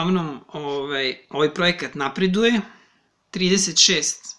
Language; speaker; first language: Serbian; native; Serbian